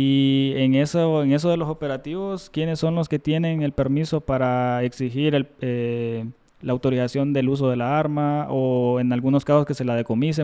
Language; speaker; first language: Spanish; native; Spanish